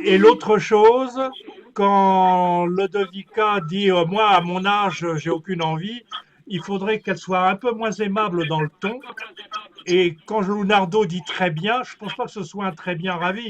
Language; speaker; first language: French; native; French